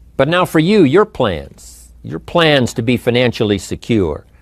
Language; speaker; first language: English; native; English